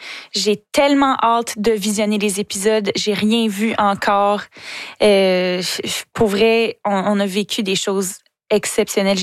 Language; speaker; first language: French; native; French